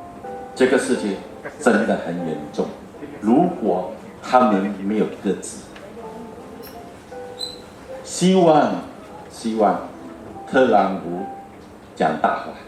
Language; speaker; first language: Chinese; early bilingual, heritage; Chinese